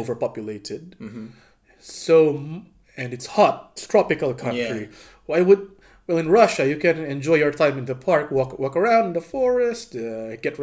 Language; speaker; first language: English; non-native, local second language; Filipino